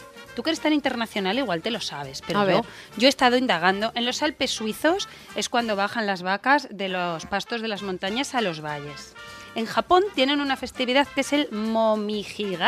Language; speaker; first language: Spanish; native; Spanish